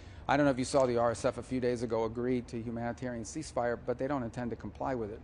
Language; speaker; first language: English; native; English